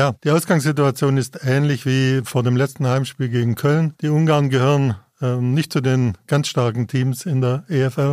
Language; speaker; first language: German; native; German